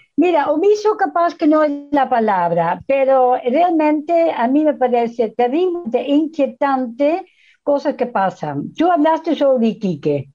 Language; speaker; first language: Spanish; non-native, fluent; Dutch